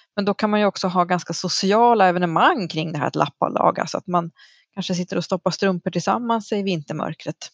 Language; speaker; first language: Swedish; native; Swedish